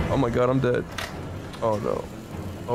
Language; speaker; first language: English; native; English